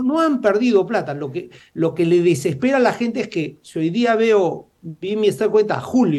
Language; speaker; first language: Spanish; native; Spanish